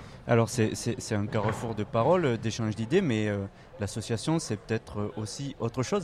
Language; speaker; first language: French; native; French